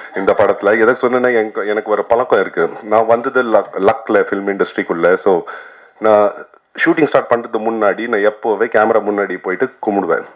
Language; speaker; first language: Tamil; non-native, fluent; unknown